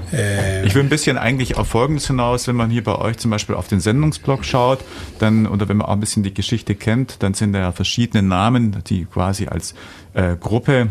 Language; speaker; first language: German; native; German